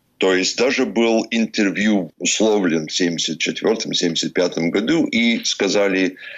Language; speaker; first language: Russian; early bilingual, heritage; Russian